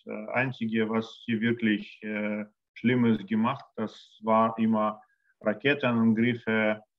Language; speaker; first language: German; non-native, learner; Russian